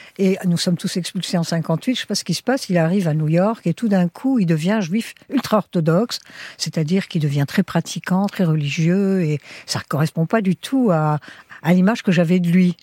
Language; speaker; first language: French; early bilingual, heritage; French